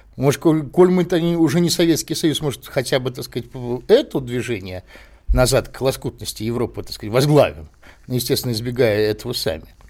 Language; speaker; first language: Russian; native; Russian